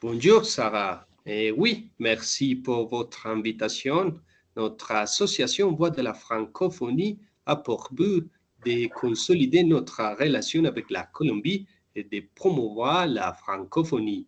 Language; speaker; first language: French; non-native, learner; Spanish